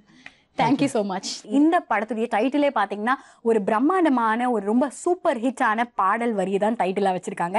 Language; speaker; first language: Tamil; native; Tamil